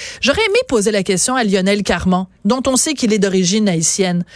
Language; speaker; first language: French; native; French